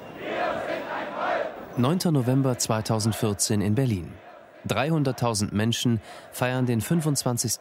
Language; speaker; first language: German; native; German